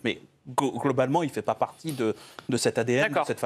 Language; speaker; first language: French; native; French